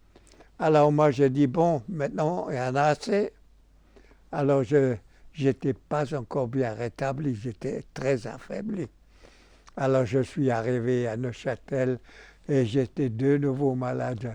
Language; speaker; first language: French; non-native, local second language; German